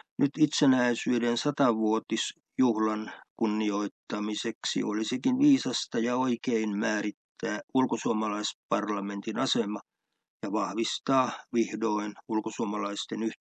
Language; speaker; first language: Finnish; native; Finnish